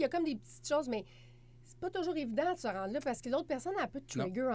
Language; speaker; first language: French; native; French